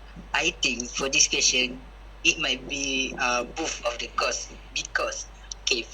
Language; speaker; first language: English; non-native, local second language; Malay